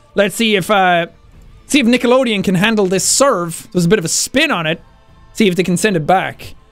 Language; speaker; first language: English; native; English